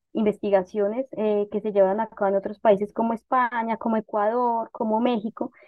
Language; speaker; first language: Spanish; native; Spanish